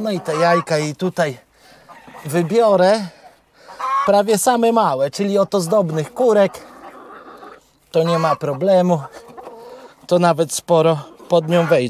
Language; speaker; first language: Polish; native; Polish